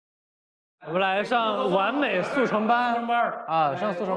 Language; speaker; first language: Chinese; native; Chinese